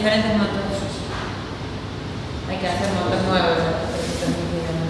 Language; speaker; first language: Spanish; native; Spanish